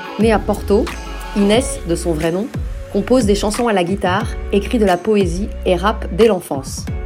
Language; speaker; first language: French; native; French